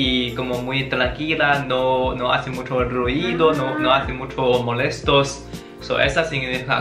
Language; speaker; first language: Spanish; non-native, learner; Chinese